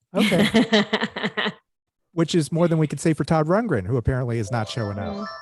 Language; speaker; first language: English; native; English